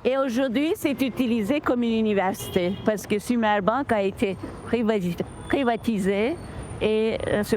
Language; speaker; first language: French; non-native, fluent; Turkish